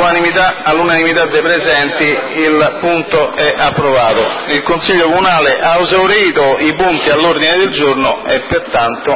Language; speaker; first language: Italian; native; Italian